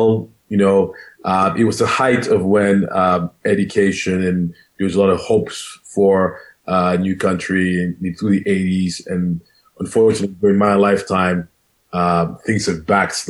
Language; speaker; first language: English; non-native, local second language; Krio